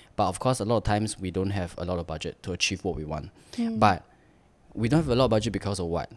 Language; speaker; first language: English; non-native, local second language; Chinese